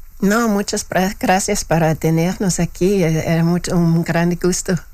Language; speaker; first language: Spanish; non-native, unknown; German